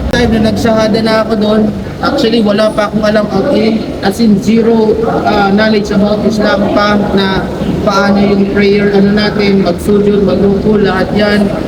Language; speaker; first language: Filipino; native; Filipino